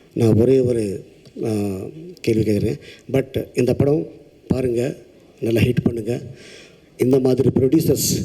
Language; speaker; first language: Tamil; non-native, local second language; Telugu